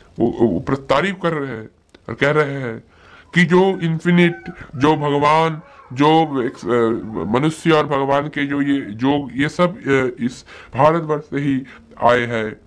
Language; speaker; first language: Hindi; non-native, local second language; Bangla